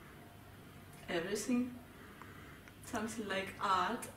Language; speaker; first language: English; non-native, learner; Russian